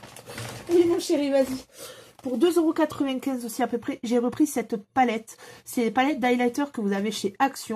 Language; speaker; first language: French; native; French